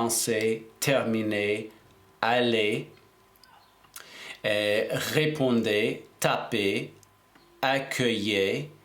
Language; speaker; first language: French; non-native, fluent; English